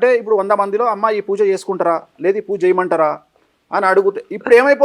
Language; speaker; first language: Telugu; native; Telugu